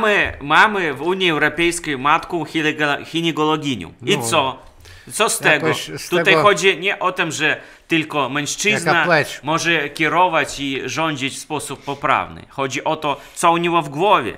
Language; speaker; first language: Polish; non-native, fluent; Russian